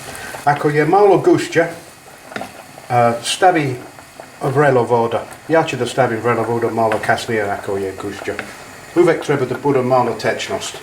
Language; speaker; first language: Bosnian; non-native, learner; English